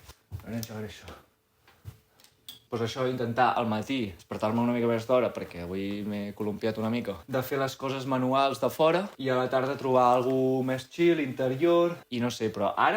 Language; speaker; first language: Catalan; native; Catalan